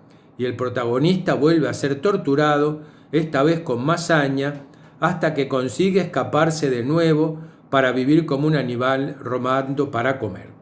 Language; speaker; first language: Spanish; native; Spanish